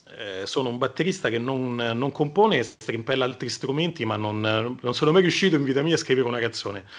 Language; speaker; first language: Italian; native; Italian